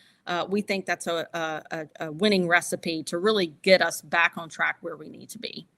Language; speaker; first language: English; native; English